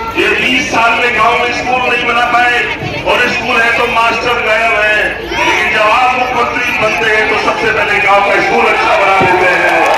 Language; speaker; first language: Hindi; native; Hindi